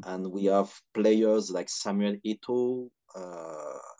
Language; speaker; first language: English; non-native, fluent; French